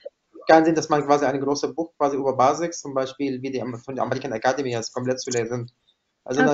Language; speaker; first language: German; non-native, fluent; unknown